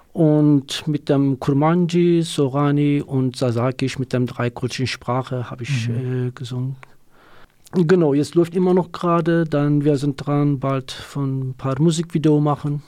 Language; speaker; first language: German; non-native, learner; Kurdish